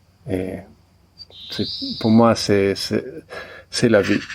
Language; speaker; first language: French; non-native, learner; English